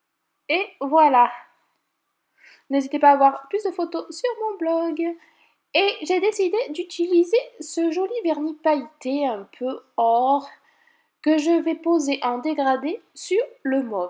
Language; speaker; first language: French; native; French